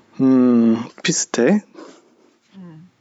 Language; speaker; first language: Korean; non-native, learner; English